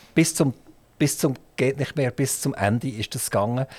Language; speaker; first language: German; native; German